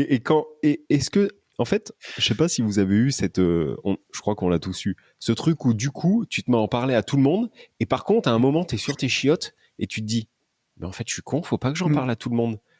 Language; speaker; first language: French; native; French